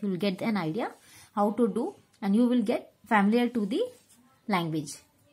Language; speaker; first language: English; non-native, local second language; Tamil